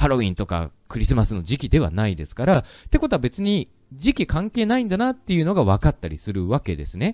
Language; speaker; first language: Japanese; native; Japanese